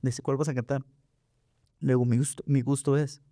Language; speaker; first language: Spanish; early bilingual, heritage; Spanish